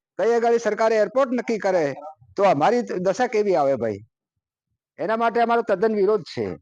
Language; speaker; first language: Gujarati; non-native, local second language; Bhili